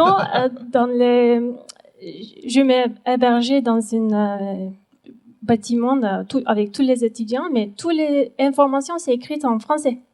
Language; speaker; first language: French; non-native, learner; Turkish